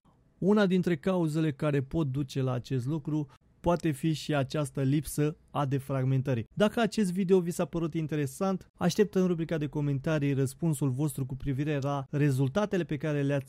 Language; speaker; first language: Romanian; native; Romanian